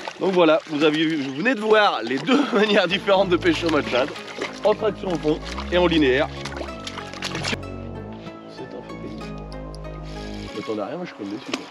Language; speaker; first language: French; native; French